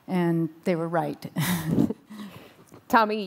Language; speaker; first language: English; native; English